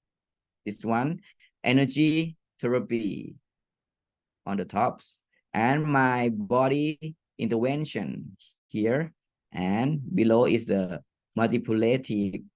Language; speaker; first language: English; non-native, fluent; Thai